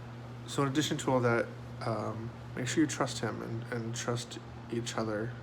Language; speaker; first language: English; native; English